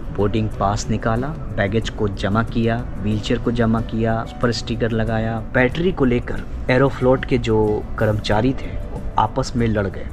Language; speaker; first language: Hindi; native; Hindi